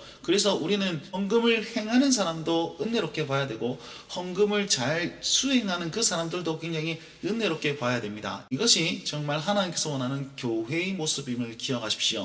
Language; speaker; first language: Korean; native; Korean